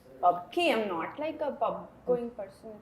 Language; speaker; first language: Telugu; non-native, fluent; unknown